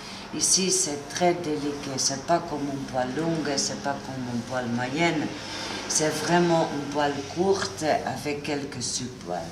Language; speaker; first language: French; non-native, learner; Italian